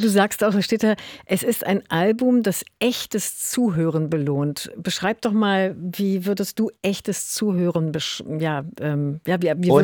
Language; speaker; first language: German; native; German